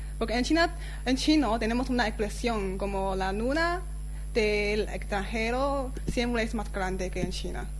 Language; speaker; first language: Spanish; non-native, fluent; Chinese